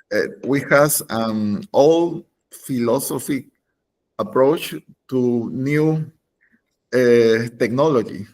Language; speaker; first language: English; non-native, learner; Spanish